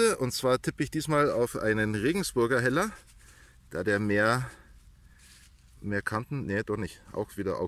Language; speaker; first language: German; native; German